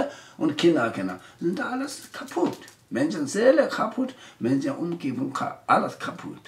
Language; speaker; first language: German; non-native, learner; Tibetan